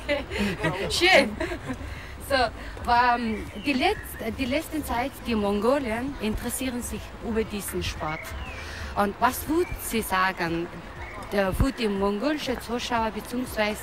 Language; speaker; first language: German; non-native, learner; Mongolian